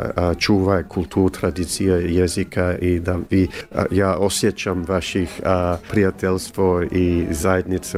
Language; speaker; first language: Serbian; early bilingual, heritage; English